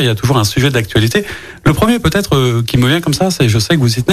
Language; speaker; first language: French; native; French